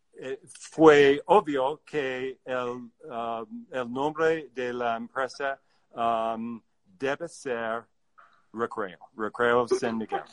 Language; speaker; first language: Spanish; non-native, learner; English